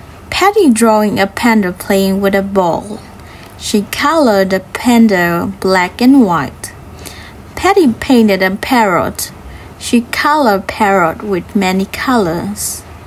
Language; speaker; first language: English; non-native, fluent; Burmese